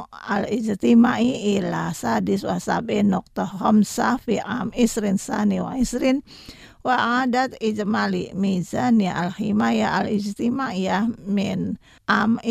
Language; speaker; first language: Arabic; non-native, fluent; Indonesian